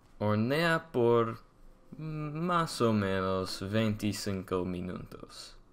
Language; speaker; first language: Spanish; non-native, learner; English